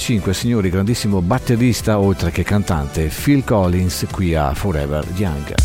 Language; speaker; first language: Italian; native; Italian